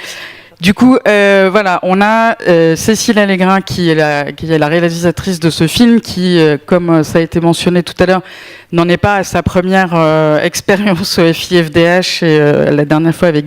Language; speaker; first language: French; native; French